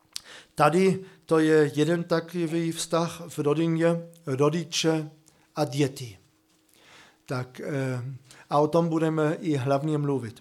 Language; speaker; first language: Czech; non-native, fluent; German